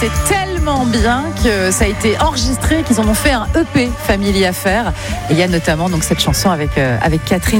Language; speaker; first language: French; native; French